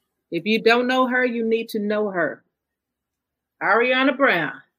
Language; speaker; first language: English; early bilingual, other home language; Spanish